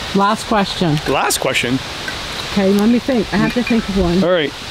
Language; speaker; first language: English; native; English